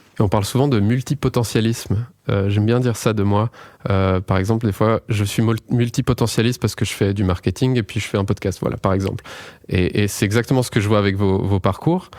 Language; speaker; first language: French; native; French